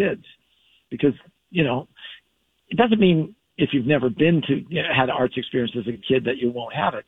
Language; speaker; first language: English; native; English